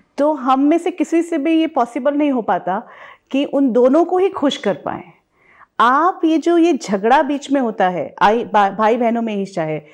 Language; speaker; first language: Hindi; native; Hindi